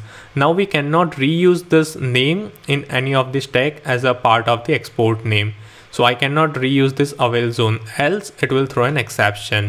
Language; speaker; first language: English; non-native, local second language; Hindi